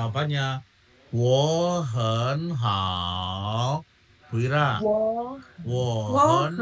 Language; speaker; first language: Chinese; non-native, fluent; Indonesian